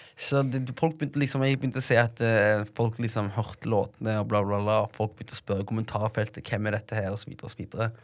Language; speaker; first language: Norwegian; early bilingual, other home language; Tigrinya